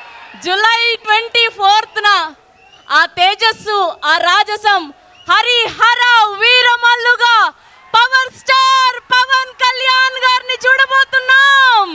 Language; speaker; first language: Telugu; native; Telugu